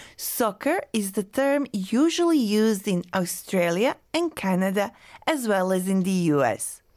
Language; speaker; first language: English; non-native, fluent; Croatian